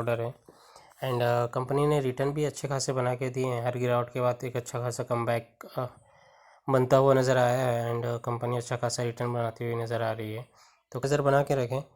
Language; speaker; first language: Hindi; native; Hindi